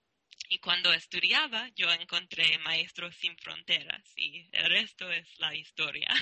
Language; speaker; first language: Spanish; non-native, learner; English